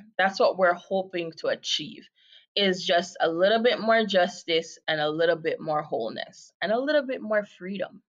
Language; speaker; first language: English; native; English